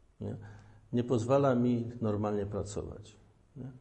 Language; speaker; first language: Polish; native; Polish